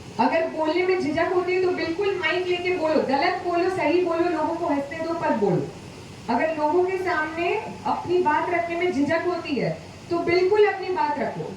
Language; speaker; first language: Hindi; non-native, local second language; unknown